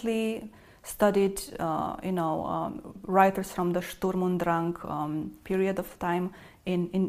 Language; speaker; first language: English; non-native, fluent; Romanian